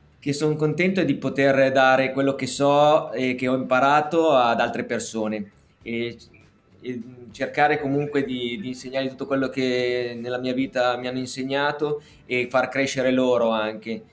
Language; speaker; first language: Italian; native; Italian